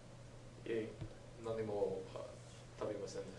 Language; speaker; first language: Japanese; non-native, learner; English